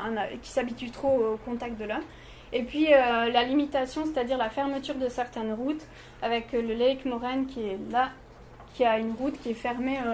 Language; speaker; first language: French; native; French